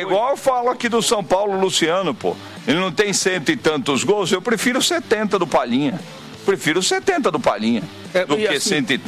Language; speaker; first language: Portuguese; native; Portuguese